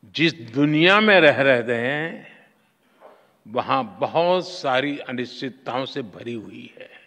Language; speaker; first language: Hindi; non-native, local second language; Gujarati